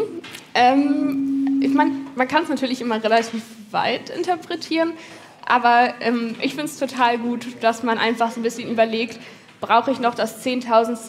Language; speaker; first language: German; native; German